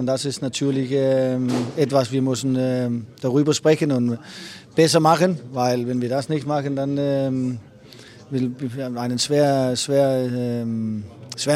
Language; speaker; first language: German; non-native, learner; Danish